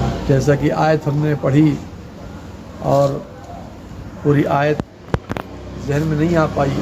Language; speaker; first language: Urdu; native; Urdu